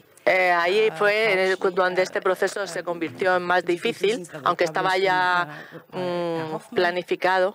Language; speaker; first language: Spanish; non-native, fluent; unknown